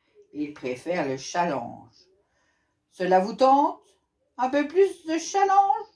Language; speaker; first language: French; native; French